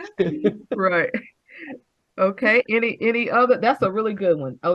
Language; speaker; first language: English; native; English